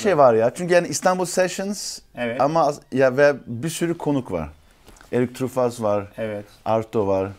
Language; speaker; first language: Turkish; early bilingual, heritage; Turkish